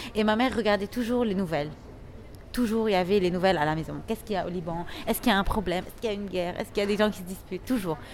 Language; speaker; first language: French; non-native, local second language; Arabic